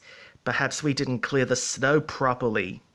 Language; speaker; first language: English; native; English